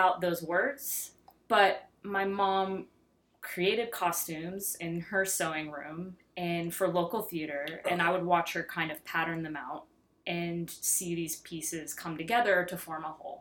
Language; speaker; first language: English; native; English